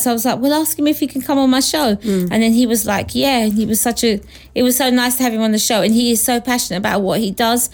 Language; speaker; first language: English; non-native, local second language; Morisyen